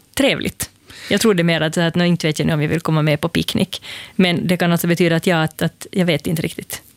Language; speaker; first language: Swedish; native; Swedish